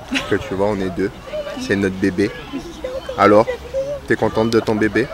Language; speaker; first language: French; native; French